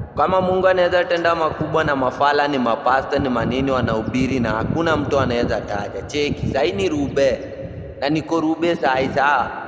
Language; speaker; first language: Swahili; native; Swahili